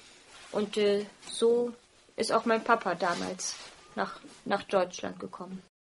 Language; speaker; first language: German; early bilingual, other home language; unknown